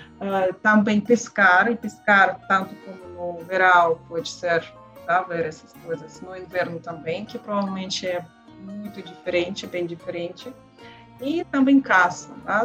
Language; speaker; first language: Portuguese; non-native, learner; Russian